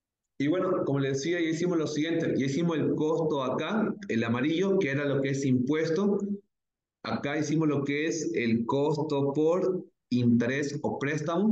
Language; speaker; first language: Spanish; native; Spanish